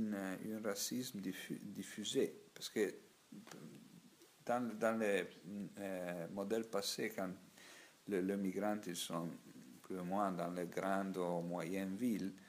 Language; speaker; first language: French; non-native, learner; Italian